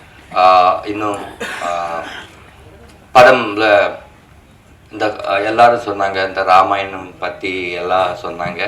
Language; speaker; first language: Tamil; non-native, learner; Telugu